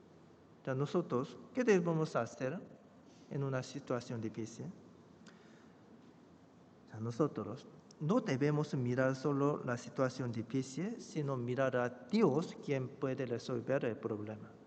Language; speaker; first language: Spanish; non-native, fluent; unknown